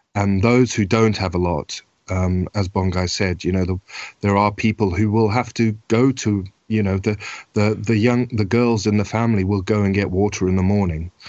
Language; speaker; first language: English; native; English